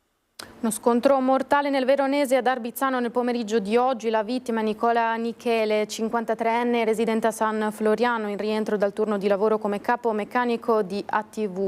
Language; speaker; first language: Italian; native; Italian